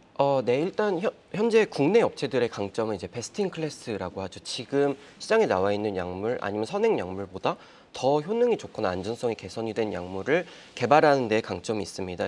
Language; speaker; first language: Korean; native; Korean